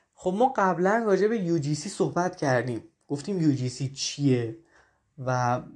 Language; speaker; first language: Persian; native; Persian